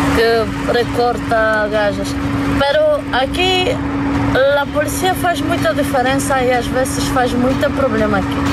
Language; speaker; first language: Portuguese; non-native, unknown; Romanian